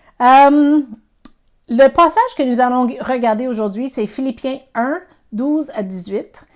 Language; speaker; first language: French; non-native, fluent; English